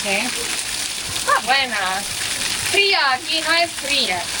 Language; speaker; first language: Spanish; non-native, fluent; Portuguese